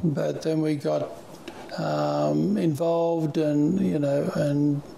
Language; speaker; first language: English; native; English